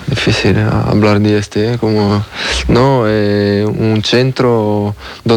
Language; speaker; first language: Spanish; non-native, learner; French